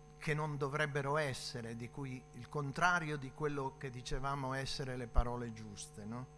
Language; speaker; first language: Italian; native; Italian